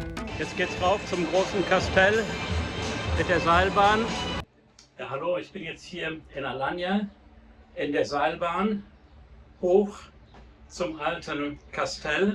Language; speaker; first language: German; native; German